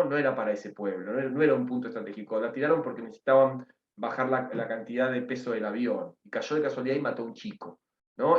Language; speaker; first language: Spanish; native; Spanish